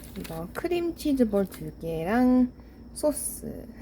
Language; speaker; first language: Korean; non-native, learner; English